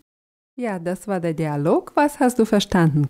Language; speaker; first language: German; non-native, fluent; Russian